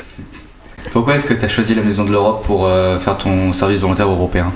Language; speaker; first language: French; native; French